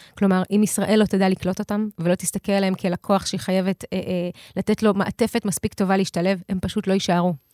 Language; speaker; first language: Hebrew; early bilingual, other home language; Russian